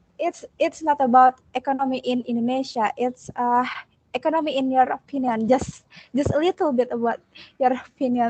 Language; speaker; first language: English; non-native, learner; Indonesian